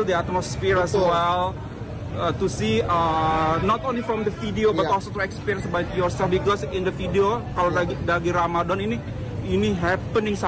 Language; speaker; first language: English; non-native, learner; Malay